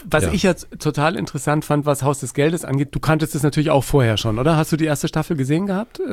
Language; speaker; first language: German; native; German